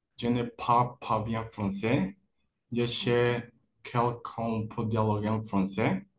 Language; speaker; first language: French; non-native, learner; Spanish